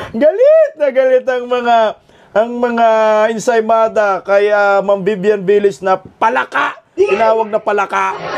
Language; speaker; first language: Filipino; non-native, local second language; Cebuano